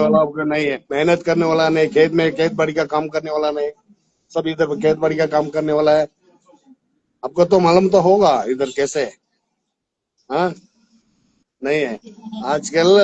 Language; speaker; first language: Hindi; non-native, local second language; Tibetan